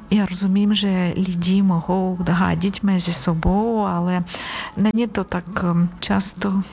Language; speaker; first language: Czech; non-native, learner; Ukrainian